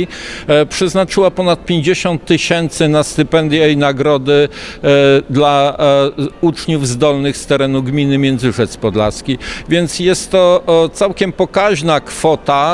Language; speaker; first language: Polish; native; Polish